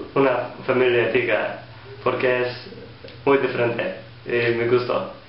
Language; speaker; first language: Spanish; non-native, learner; English